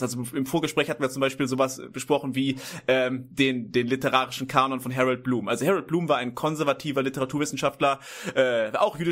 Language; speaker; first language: German; native; German